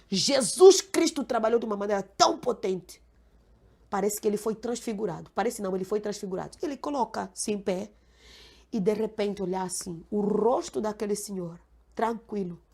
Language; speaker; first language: Portuguese; non-native, local second language; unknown